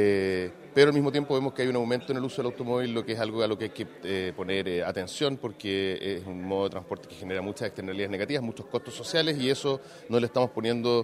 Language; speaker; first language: Spanish; native; Spanish